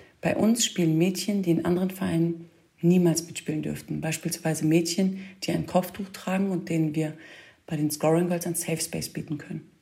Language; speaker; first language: German; early bilingual, other home language; Kurdish